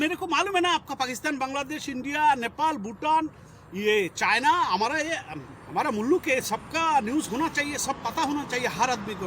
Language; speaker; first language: Hindi; non-native, fluent; Bangla